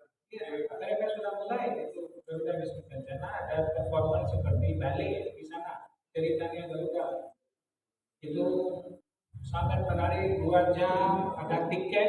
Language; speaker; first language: Indonesian; non-native, fluent; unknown